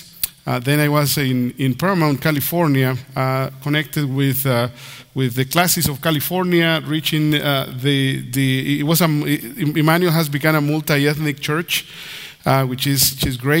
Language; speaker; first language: English; non-native, fluent; Spanish